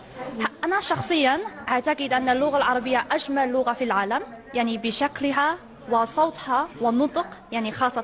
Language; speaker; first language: Arabic; non-native, learner; Korean